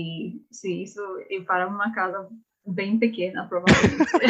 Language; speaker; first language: Portuguese; non-native, learner; English